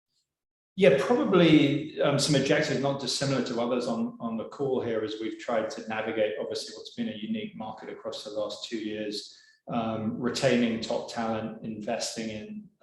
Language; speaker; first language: English; native; English